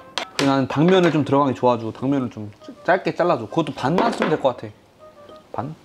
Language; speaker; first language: Korean; native; Korean